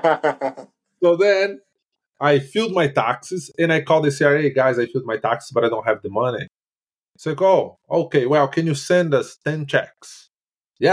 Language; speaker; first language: English; non-native, fluent; Portuguese